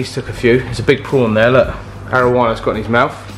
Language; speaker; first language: English; native; English